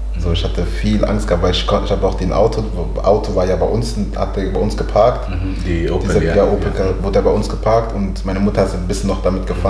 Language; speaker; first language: German; early bilingual, other home language; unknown